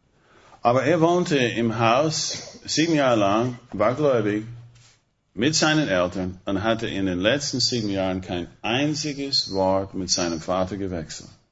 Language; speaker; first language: German; non-native, fluent; English